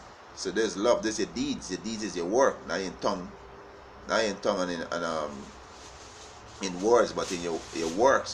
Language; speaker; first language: English; native; English